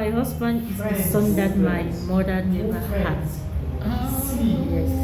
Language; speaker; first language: English; non-native, learner; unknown